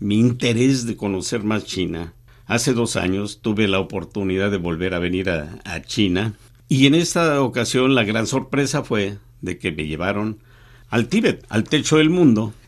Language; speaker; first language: Spanish; native; Spanish